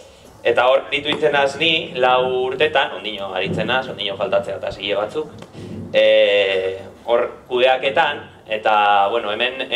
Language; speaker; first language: Basque; native; Basque